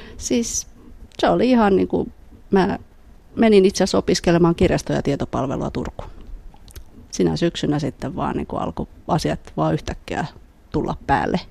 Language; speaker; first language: Finnish; early bilingual, other home language; Khmer